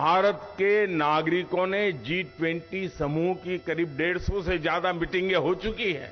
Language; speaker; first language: Hindi; native; Hindi